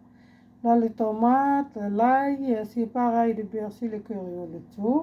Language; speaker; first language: French; non-native, learner; Arabic